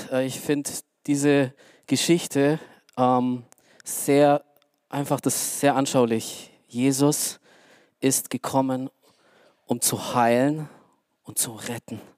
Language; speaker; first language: German; early bilingual, other home language; Romanian